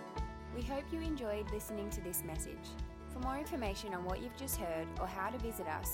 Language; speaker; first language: English; native; English